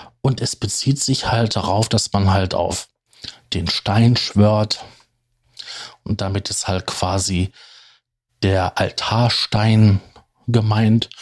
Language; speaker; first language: German; native; German